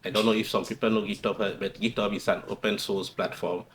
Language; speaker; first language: English; non-native, local second language; French